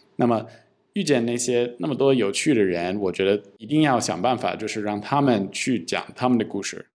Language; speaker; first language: Chinese; non-native, fluent; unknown